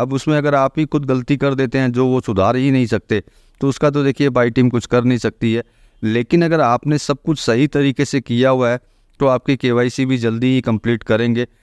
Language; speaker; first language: Hindi; native; Hindi